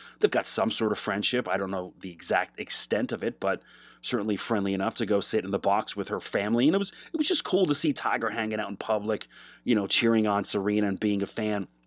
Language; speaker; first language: English; native; English